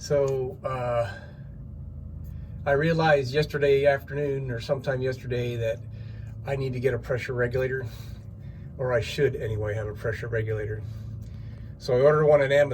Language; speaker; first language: English; native; English